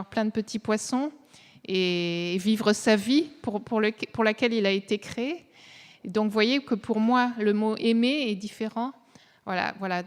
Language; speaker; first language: French; native; French